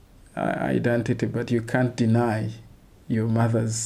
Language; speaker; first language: English; non-native, local second language; Kinyarwanda